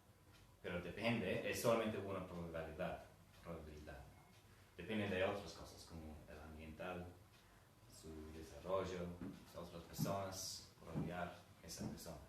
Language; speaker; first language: Spanish; non-native, fluent; English